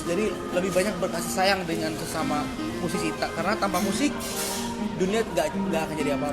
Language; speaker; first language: Indonesian; non-native, local second language; Achinese